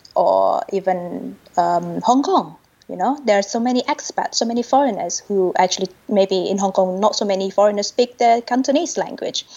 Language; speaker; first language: English; non-native, fluent; Indonesian